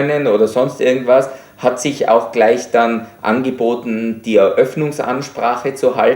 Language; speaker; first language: German; native; German